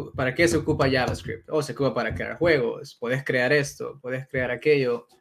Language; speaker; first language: Spanish; native; Spanish